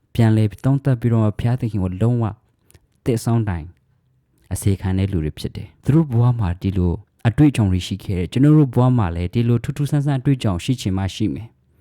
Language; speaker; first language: Burmese; native; Burmese